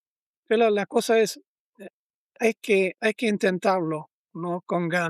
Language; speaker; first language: Spanish; non-native, learner; German